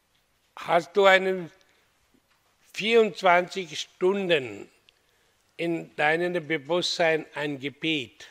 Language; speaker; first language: German; non-native, fluent; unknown